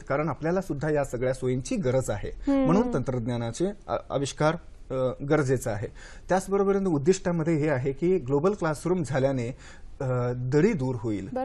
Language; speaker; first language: Marathi; non-native, local second language; Kannada